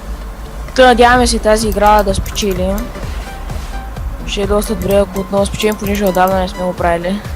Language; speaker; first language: Bulgarian; native; Bulgarian